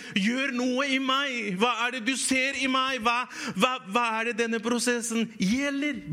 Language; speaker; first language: Norwegian; non-native, fluent; Spanish